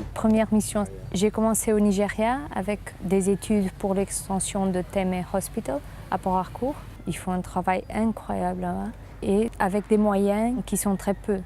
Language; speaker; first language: French; non-native, fluent; Portuguese